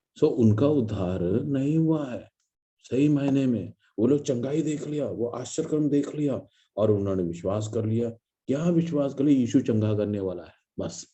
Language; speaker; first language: Hindi; non-native, local second language; Malayalam